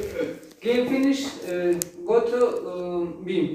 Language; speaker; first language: English; non-native, learner; Turkmen